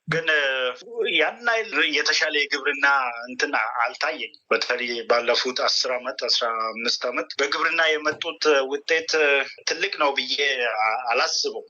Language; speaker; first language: Amharic; non-native, local second language; Oromo